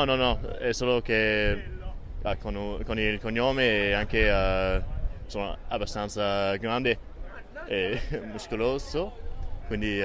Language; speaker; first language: Italian; non-native, learner; English